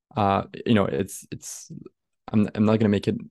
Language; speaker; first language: English; non-native, fluent; French